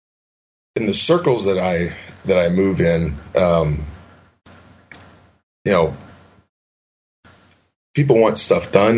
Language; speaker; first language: English; native; English